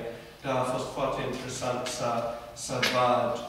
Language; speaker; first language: Romanian; non-native, fluent; English